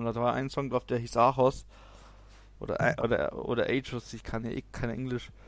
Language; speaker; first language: German; native; German